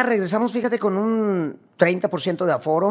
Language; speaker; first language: Spanish; native; Spanish